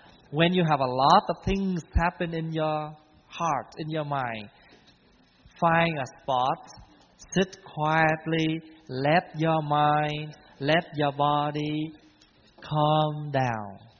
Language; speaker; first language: English; non-native, fluent; Vietnamese